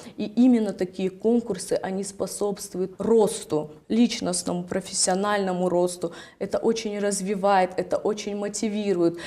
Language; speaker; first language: Russian; non-native, local second language; Ossetic